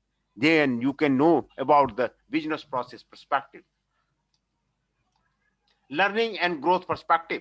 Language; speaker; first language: English; non-native, local second language; Hindi